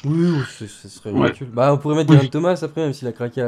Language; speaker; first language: French; native; French